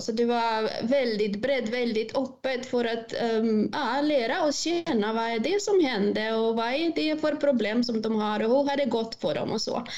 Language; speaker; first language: Swedish; non-native, fluent; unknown